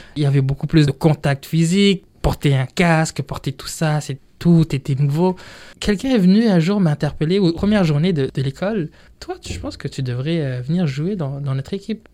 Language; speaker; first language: French; non-native, local second language; Rundi